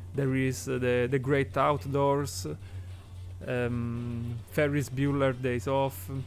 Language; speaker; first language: English; non-native, fluent; Italian